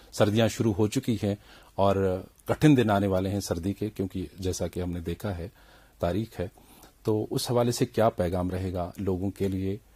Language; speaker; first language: Hindi; non-native, local second language; Kashmiri